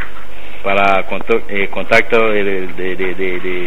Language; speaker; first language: Spanish; non-native, learner; Haitian Creole